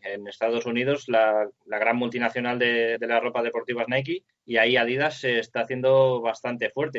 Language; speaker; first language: Spanish; native; Spanish